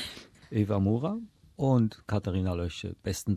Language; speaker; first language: German; native; German